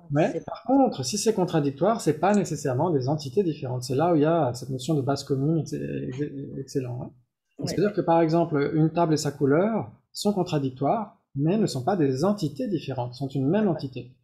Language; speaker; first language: French; native; French